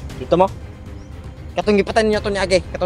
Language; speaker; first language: Filipino; non-native, local second language; Cebuano